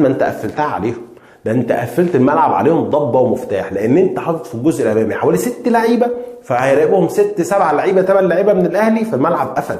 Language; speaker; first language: Arabic; native; Arabic